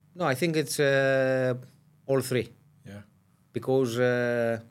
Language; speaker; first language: English; non-native, fluent; Greek